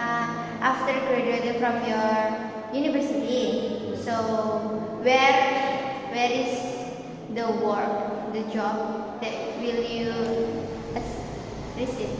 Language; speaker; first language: English; non-native, learner; Indonesian